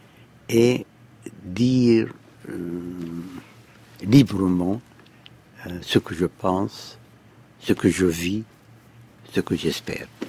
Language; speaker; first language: French; non-native, fluent; Arabic